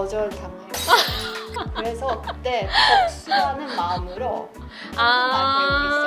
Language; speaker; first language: Korean; non-native, learner; Chinese